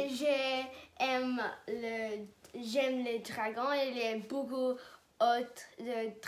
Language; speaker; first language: French; non-native, learner; English